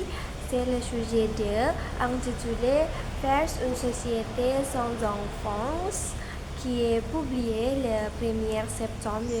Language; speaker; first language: French; non-native, learner; Indonesian